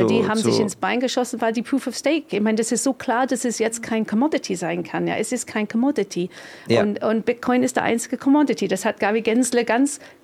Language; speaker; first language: German; non-native, fluent; English